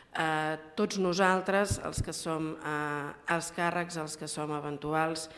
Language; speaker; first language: Catalan; native; Catalan